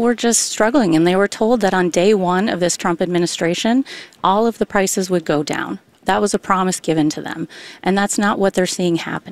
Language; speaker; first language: English; native; English